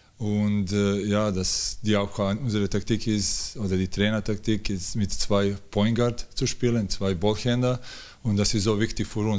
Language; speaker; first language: German; non-native, learner; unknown